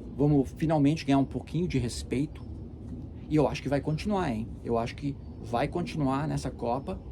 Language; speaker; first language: Portuguese; early bilingual, heritage; Portuguese